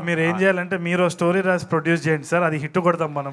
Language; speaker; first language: Telugu; native; Telugu